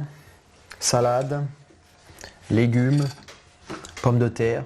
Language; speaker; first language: French; native; French